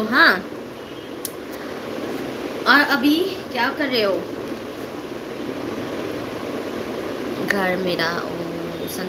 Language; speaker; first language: Hindi; non-native, learner; Nepali